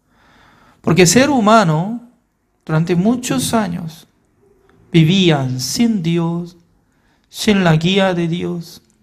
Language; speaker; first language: Spanish; non-native, fluent; Korean